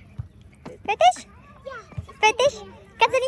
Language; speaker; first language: German; non-native, learner; Filipino